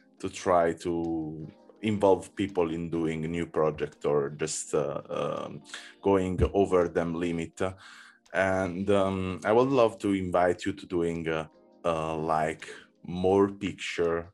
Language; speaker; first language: English; non-native, learner; Italian